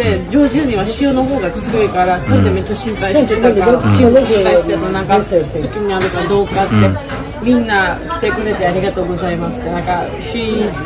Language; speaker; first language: Japanese; non-native, fluent; Georgian